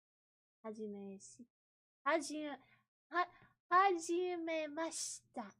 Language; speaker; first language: Japanese; non-native, learner; English